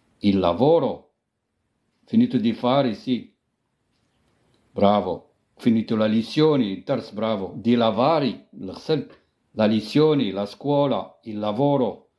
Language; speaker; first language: Italian; non-native, fluent; Arabic